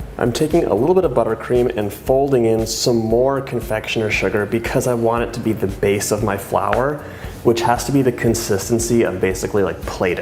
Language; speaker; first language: English; native; English